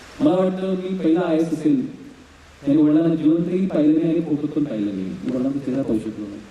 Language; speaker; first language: Marathi; non-native, local second language; Bhili